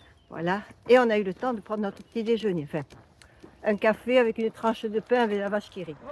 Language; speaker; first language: French; native; French